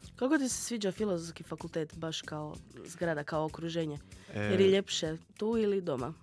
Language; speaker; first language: Serbian; native; Serbian